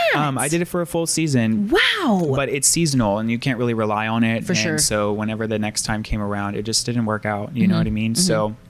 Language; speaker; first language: English; native; English